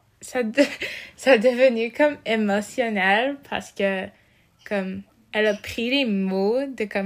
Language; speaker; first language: French; non-native, local second language; English